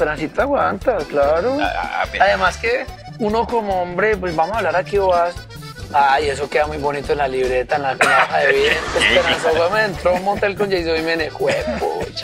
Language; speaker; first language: Spanish; native; Spanish